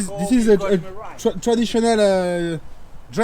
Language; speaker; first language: English; non-native, fluent; French